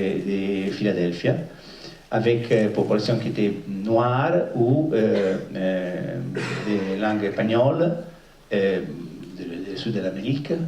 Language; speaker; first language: French; non-native, fluent; Italian